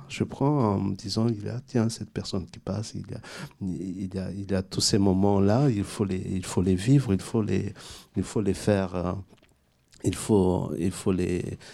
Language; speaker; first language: French; non-native, local second language; Malagasy